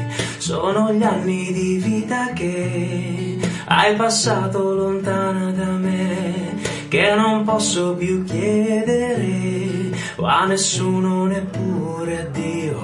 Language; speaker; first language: Italian; native; Italian